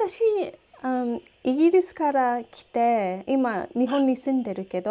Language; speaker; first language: Japanese; non-native, learner; English